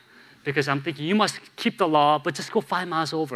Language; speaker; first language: English; native; English